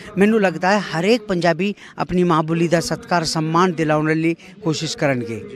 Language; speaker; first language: Punjabi; non-native, fluent; Kannada